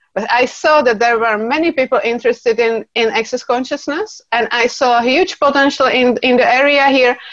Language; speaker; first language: English; non-native, fluent; Czech